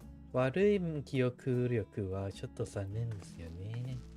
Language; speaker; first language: Japanese; non-native, fluent; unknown